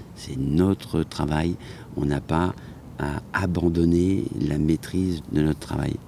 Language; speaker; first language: French; native; French